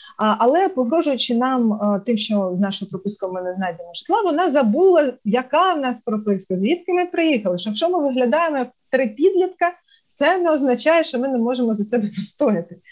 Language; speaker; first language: Ukrainian; non-native, local second language; Russian